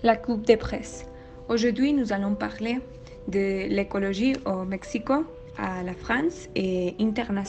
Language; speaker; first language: French; non-native, learner; Spanish